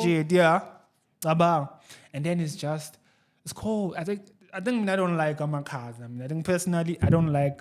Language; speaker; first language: English; non-native, local second language; Zulu